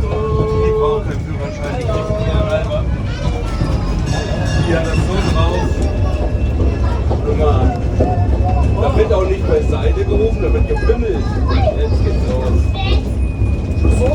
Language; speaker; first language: German; native; German